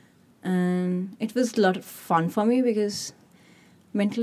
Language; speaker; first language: English; non-native, local second language; Sinhala